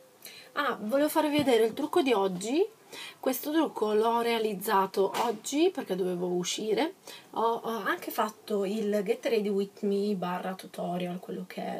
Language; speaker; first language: Italian; native; Italian